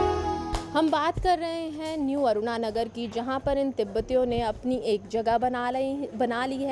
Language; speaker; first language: Hindi; native; Hindi